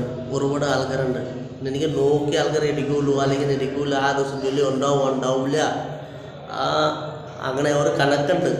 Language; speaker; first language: Malayalam; non-native, learner; Bangla